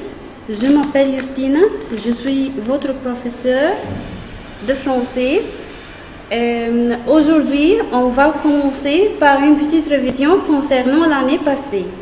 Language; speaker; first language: French; non-native, fluent; Arabic